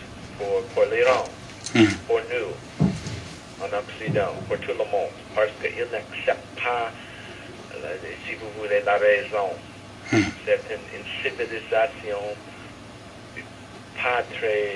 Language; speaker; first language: French; non-native, fluent; English